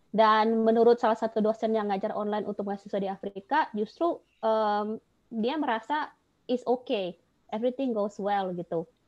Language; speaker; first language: Indonesian; native; Indonesian